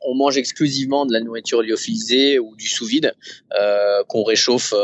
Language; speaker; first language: French; native; French